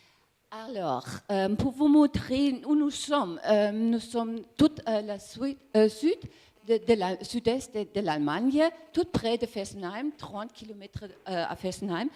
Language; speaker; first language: French; non-native, learner; German